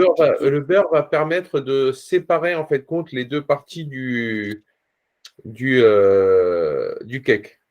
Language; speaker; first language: French; native; French